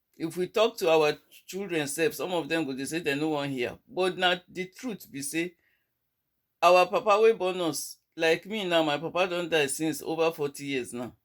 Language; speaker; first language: Nigerian Pidgin; non-native, local second language; Yoruba